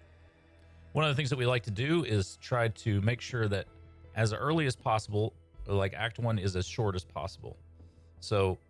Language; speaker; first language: English; native; English